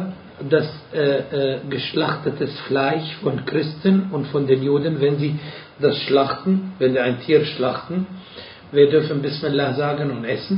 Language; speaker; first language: German; non-native, fluent; Arabic